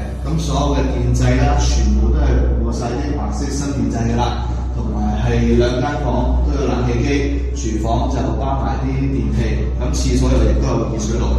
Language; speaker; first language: Cantonese; native; Cantonese